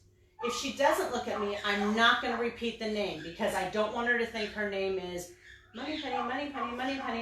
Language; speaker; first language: English; native; English